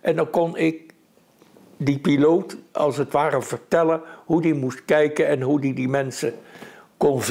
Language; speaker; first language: Dutch; native; Dutch